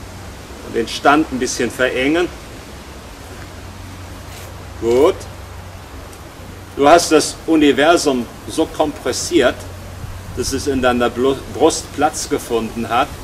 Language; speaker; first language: German; native; German